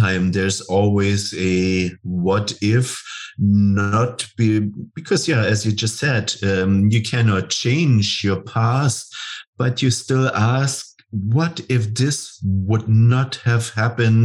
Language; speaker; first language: English; non-native, fluent; German